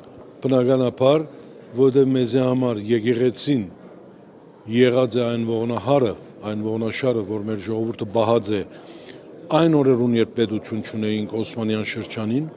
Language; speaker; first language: Armenian; early bilingual, heritage; Armenian